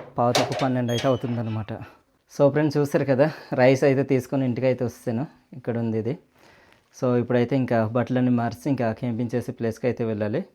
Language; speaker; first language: Telugu; non-native, local second language; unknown